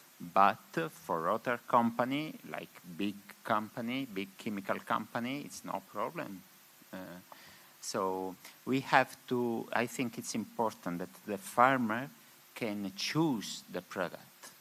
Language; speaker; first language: English; non-native, learner; Spanish